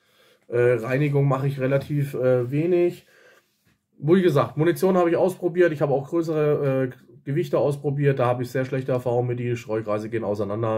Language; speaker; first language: German; native; German